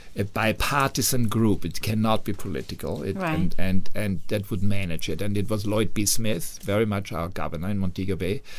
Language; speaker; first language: English; non-native, fluent; German